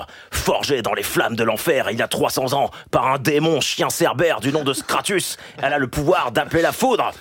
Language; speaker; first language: French; native; French